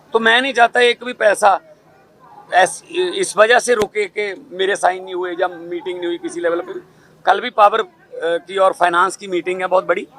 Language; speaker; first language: Hindi; non-native, local second language; Punjabi